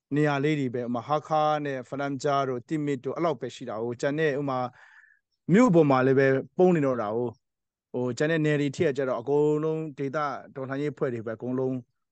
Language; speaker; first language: Burmese; non-native, local second language; Hakha Chin